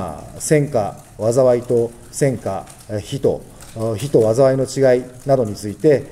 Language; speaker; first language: Japanese; native; Japanese